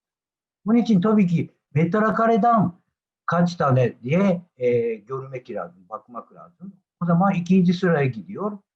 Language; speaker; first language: Turkish; non-native, learner; Japanese